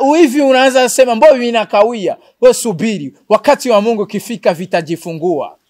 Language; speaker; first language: Swahili; non-native, local second language; Rundi